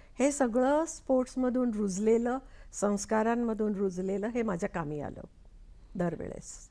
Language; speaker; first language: Marathi; non-native, local second language; Konkani